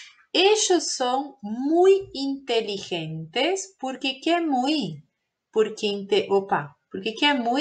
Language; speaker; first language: Spanish; non-native, fluent; Portuguese